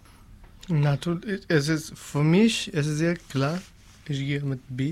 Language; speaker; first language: German; non-native, learner; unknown